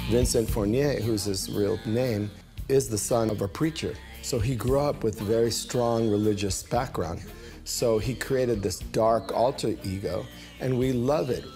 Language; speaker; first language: English; native; English